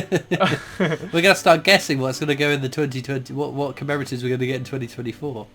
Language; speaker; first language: English; native; English